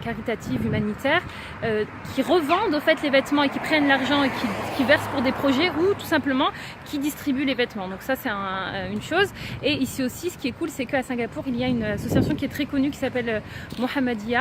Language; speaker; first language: French; native; French